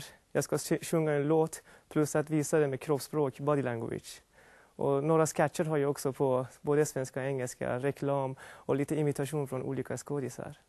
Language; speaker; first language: Swedish; non-native, fluent; Persian